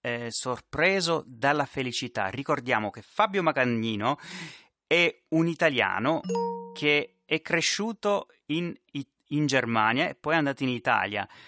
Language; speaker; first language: Italian; early bilingual, heritage; Italian